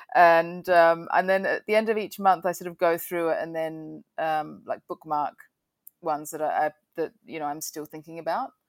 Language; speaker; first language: English; native; English